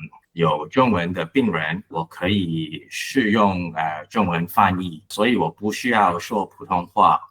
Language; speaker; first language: Chinese; non-native, learner; Cantonese